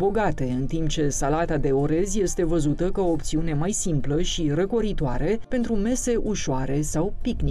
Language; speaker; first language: Romanian; native; Romanian